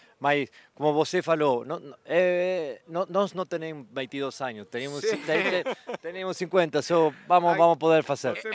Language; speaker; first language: Portuguese; non-native, learner; Spanish